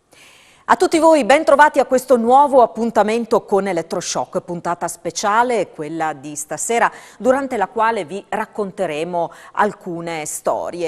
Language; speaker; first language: Italian; native; Italian